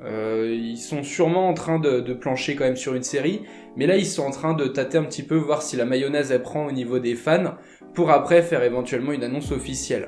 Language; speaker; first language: French; native; French